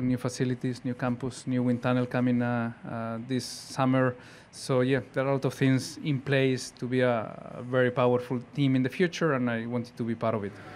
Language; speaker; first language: English; non-native, fluent; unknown